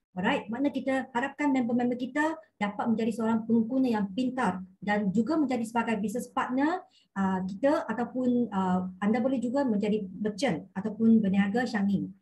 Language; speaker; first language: Malay; non-native, local second language; Cantonese